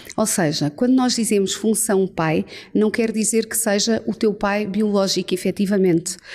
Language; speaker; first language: Portuguese; native; Portuguese